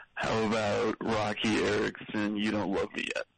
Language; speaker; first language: English; native; English